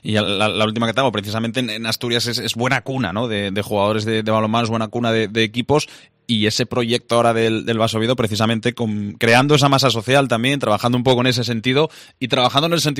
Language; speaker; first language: Spanish; native; Spanish